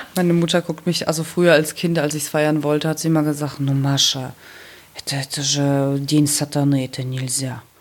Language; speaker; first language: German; early bilingual, other home language; Russian